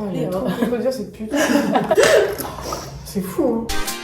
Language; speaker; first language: French; native; French